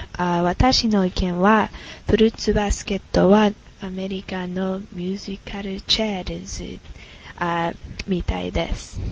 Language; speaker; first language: Japanese; non-native, learner; English